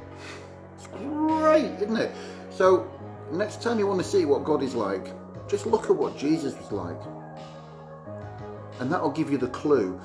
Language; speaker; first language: English; native; English